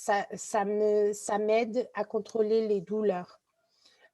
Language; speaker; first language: French; non-native, fluent; Portuguese